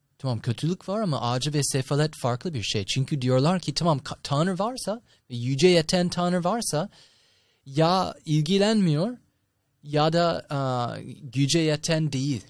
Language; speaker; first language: Turkish; non-native, fluent; English